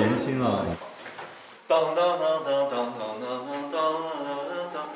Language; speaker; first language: Chinese; native; Chinese